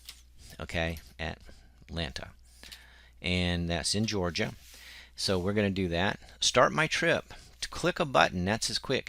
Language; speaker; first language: English; native; English